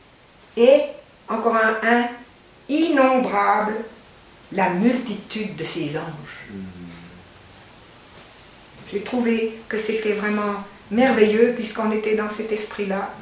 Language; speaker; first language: French; native; French